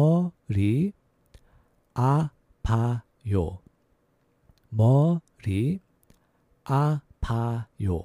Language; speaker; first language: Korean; non-native, learner; English